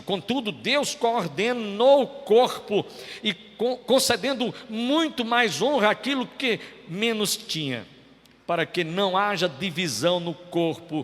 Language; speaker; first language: Portuguese; native; Portuguese